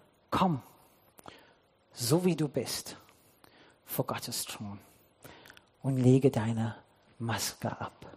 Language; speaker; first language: German; non-native, fluent; English